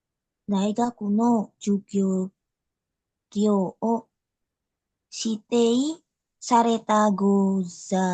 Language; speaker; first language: Japanese; non-native, learner; Indonesian